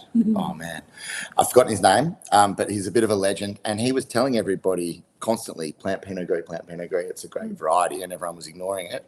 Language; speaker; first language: English; native; English